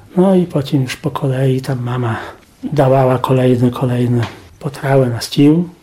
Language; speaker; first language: Polish; non-native, local second language; Rusyn